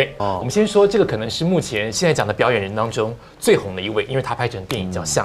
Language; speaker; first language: Chinese; native; Chinese